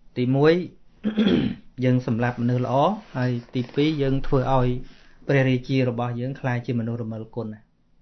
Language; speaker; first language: Khmer; native; Khmer